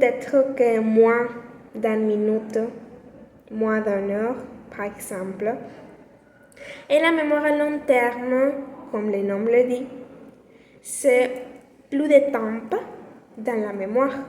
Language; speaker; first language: French; non-native, learner; Spanish